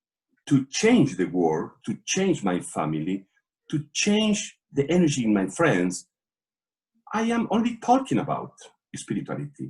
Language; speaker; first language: English; non-native, learner; Portuguese